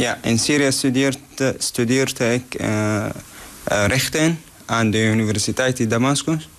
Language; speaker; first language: Dutch; non-native, learner; Arabic